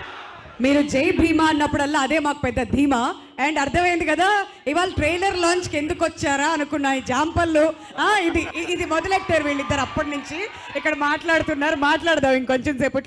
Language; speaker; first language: Telugu; native; Telugu